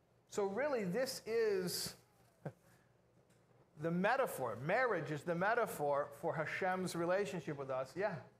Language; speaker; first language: English; native; English